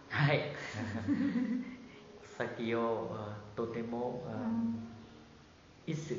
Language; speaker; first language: Japanese; non-native, learner; Vietnamese